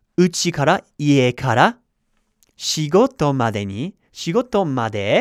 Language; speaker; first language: Japanese; non-native, learner; English